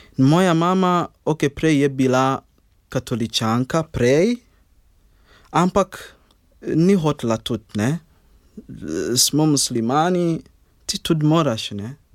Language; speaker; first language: Slovenian; non-native, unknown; Ganda